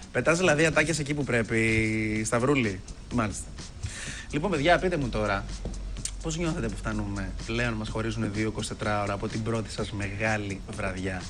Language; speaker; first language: Greek; native; Greek